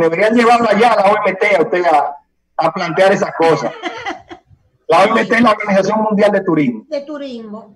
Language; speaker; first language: Spanish; native; Spanish